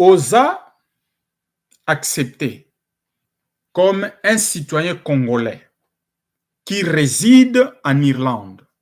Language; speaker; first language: French; non-native, local second language; Lingala